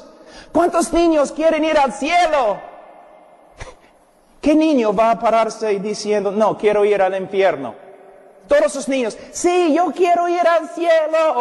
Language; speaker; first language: Spanish; non-native, fluent; English